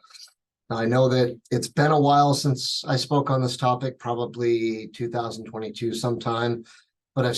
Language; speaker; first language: English; native; English